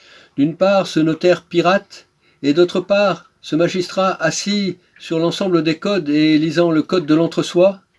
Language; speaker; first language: French; native; French